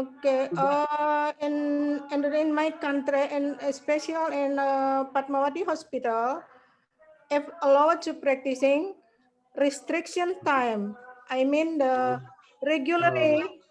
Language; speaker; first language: English; non-native, learner; Indonesian